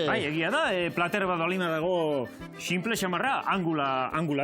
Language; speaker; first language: Basque; native; Basque